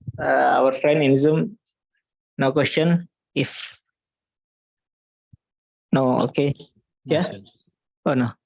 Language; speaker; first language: English; non-native, learner; Indonesian